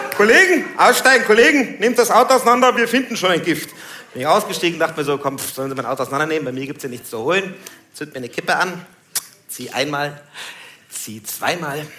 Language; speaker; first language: German; early bilingual, other home language; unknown